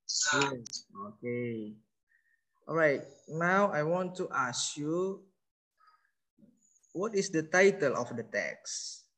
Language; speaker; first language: English; non-native, learner; Indonesian